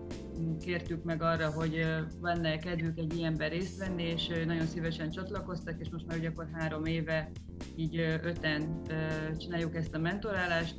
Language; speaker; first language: Hungarian; native; Hungarian